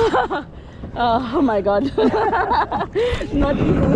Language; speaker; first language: English; non-native, learner; Hindi